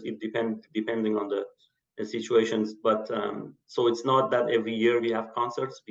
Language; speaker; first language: English; non-native, fluent; Persian